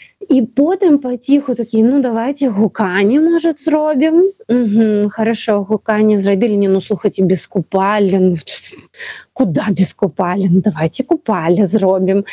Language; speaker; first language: Belarusian; non-native, local second language; Russian